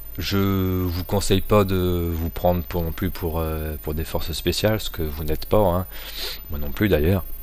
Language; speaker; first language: French; native; French